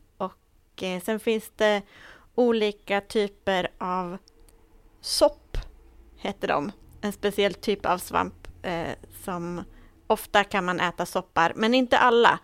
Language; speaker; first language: Swedish; native; Swedish